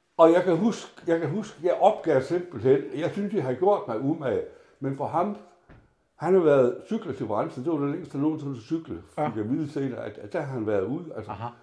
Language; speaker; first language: Danish; native; Danish